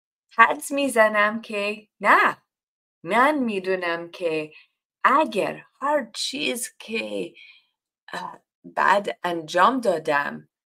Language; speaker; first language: Persian; non-native, learner; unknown